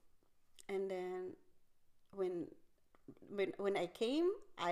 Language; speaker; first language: English; non-native, local second language; Filipino